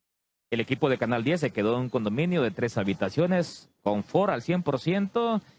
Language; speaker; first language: Spanish; native; Spanish